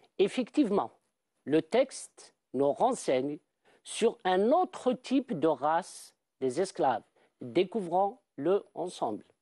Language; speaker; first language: French; non-native, local second language; Arabic